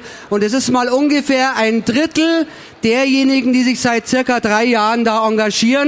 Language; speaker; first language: German; native; German